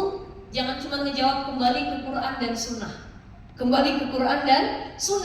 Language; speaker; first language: Indonesian; native; Indonesian